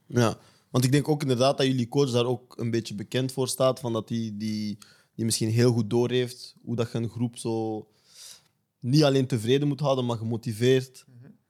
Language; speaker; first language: Dutch; native; Dutch